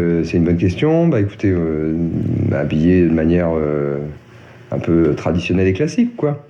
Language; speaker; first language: French; native; French